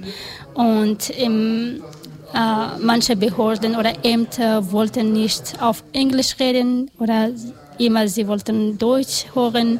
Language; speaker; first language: German; non-native, learner; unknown